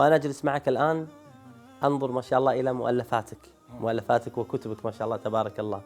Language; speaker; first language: Arabic; native; Arabic